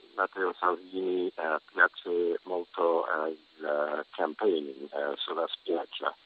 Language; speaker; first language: Italian; non-native, learner; English